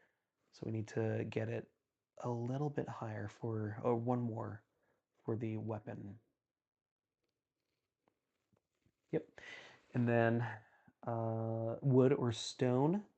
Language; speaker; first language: English; native; English